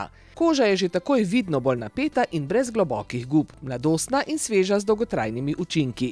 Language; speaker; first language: Slovenian; native; Slovenian